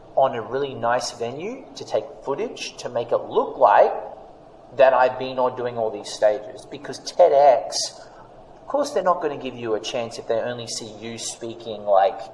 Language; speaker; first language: English; native; English